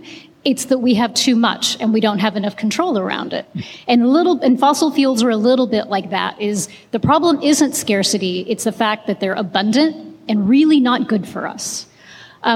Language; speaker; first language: English; non-native, local second language; Hindi